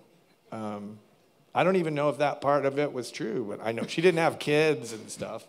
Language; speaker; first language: English; native; English